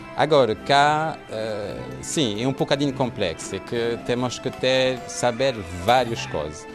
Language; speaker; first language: Portuguese; non-native, fluent; French